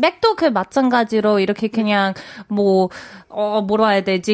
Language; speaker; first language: Korean; non-native, fluent; English